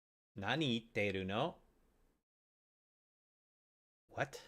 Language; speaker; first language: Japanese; non-native, learner; English